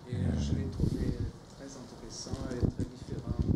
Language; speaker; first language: French; non-native, fluent; Portuguese